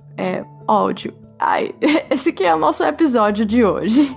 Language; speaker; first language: Portuguese; early bilingual, heritage; Portuguese